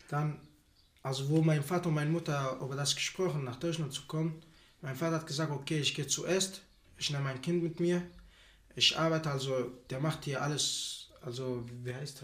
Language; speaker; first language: German; non-native, learner; Arabic